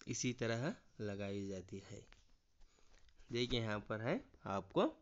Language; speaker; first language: Hindi; non-native, local second language; Kannada